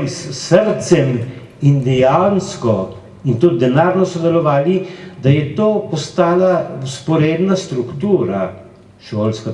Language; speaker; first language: Slovenian; early bilingual, heritage; Slovenian